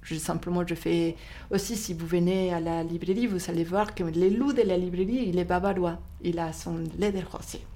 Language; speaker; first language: French; non-native, fluent; Spanish